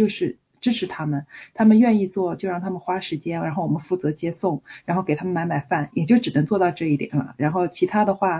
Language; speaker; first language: Chinese; native; Chinese